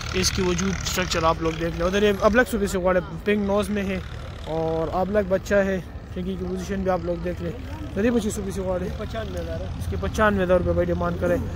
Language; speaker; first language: Urdu; non-native, local second language; Pashto